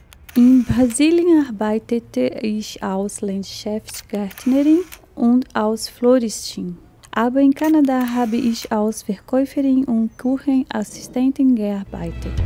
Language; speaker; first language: German; non-native, fluent; Portuguese